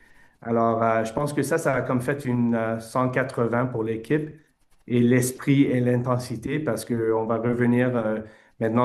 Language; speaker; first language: French; non-native, fluent; English